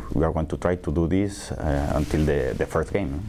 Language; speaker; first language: English; non-native, learner; Spanish